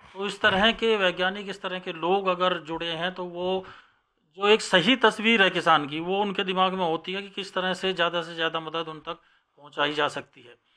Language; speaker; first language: Hindi; native; Hindi